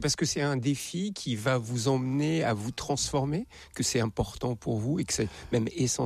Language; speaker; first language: French; native; French